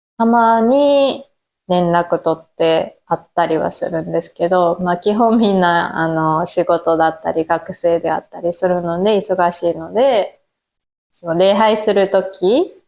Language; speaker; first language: Japanese; native; Japanese